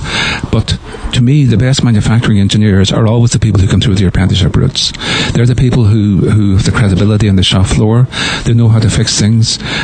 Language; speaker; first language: English; native; English